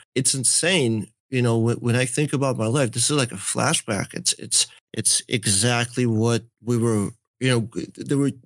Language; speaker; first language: English; early bilingual, other home language; Russian